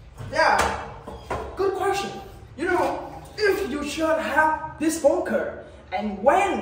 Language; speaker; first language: English; non-native, learner; Vietnamese